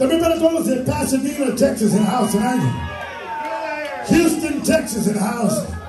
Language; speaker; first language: English; early bilingual, other home language; Spanish